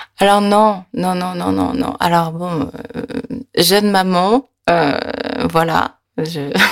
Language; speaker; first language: French; early bilingual, other home language; Korean